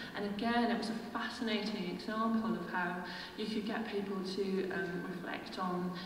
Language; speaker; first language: English; native; English